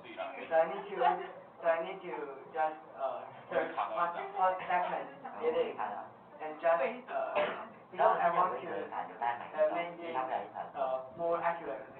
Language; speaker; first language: English; non-native, learner; Chinese